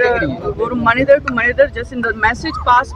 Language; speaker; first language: Tamil; non-native, fluent; Gujarati